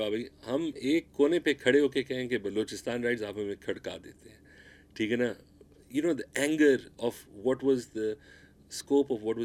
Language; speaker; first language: English; non-native, local second language; Pashto